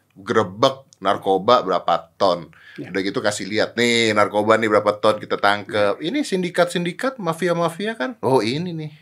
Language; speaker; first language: Indonesian; native; Indonesian